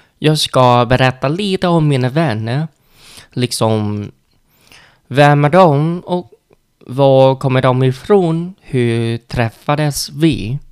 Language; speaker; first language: Swedish; non-native, learner; Vietnamese